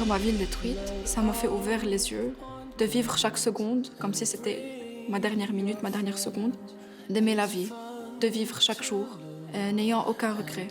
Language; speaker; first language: French; non-native, local second language; Arabic